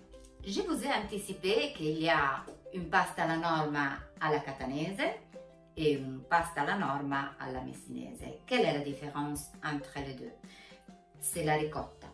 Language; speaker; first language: French; non-native, fluent; Italian